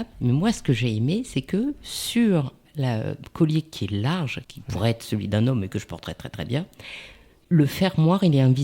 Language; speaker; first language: French; native; French